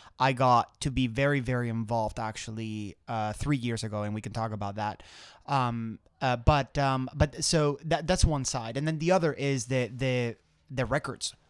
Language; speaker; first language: English; non-native, fluent; Spanish